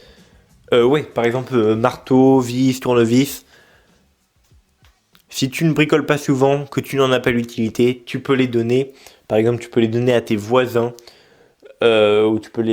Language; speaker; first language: French; native; French